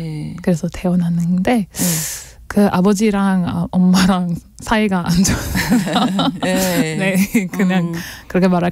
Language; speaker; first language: Korean; non-native, learner; French